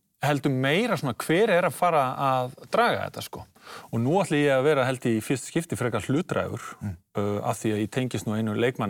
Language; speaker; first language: Icelandic; native; Icelandic